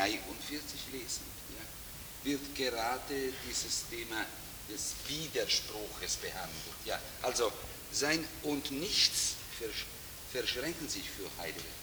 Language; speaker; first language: German; non-native, fluent; Italian